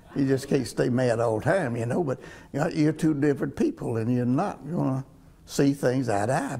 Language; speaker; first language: English; native; English